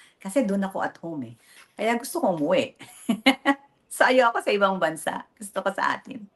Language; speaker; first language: Filipino; native; Filipino